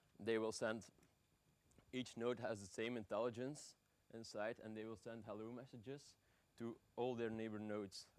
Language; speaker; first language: English; non-native, fluent; Dutch